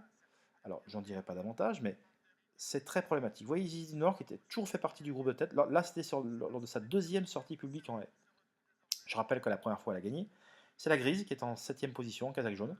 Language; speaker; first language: French; native; French